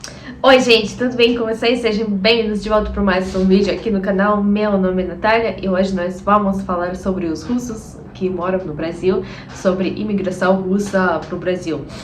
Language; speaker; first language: Portuguese; non-native, fluent; Russian